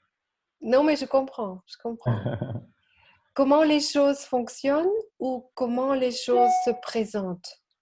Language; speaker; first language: French; non-native, learner; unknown